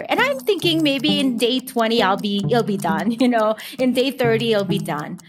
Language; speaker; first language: English; non-native, local second language; Filipino